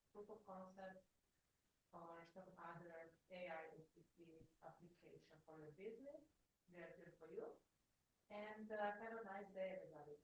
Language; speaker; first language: English; non-native, fluent; Slovenian